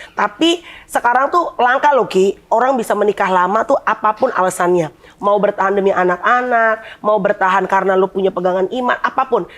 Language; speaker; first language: Indonesian; native; Indonesian